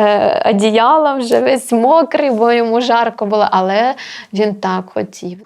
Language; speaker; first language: Ukrainian; non-native, local second language; Russian